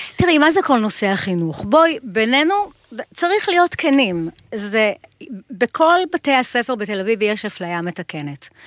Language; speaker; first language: Hebrew; native; Hebrew